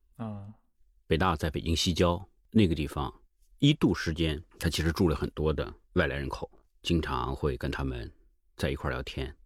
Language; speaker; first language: Chinese; native; Chinese